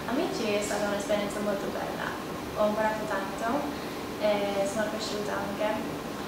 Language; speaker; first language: Italian; non-native, fluent; Maltese